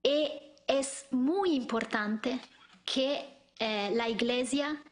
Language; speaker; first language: Spanish; non-native, fluent; Italian